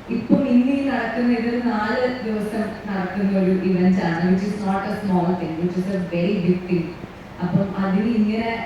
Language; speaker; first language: Malayalam; native; Malayalam